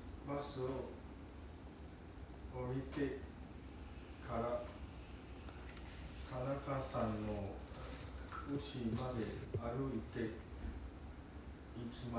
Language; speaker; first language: Japanese; non-native, learner; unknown